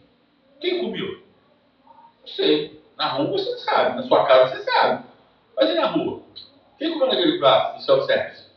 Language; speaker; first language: Portuguese; native; Portuguese